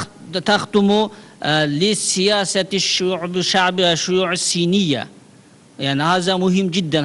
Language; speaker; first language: Arabic; non-native, learner; Uyghur